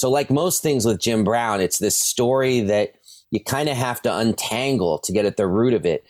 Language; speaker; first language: English; native; English